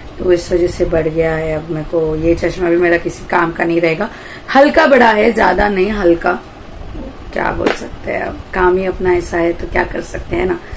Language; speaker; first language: Hindi; native; Hindi